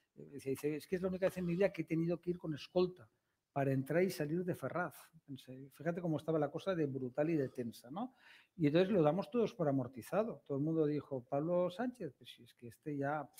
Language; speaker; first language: Spanish; native; Spanish